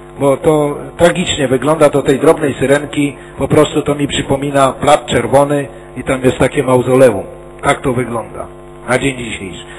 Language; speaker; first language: Polish; native; Polish